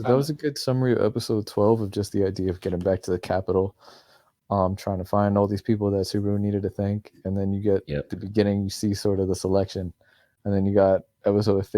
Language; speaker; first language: English; native; English